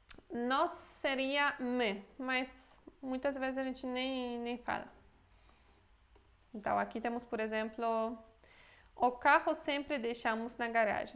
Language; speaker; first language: Portuguese; non-native, fluent; Polish